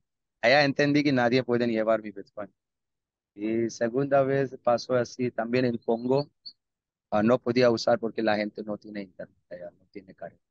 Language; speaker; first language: Spanish; non-native, learner; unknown